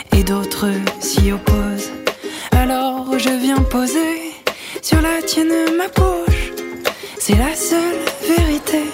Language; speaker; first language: French; native; French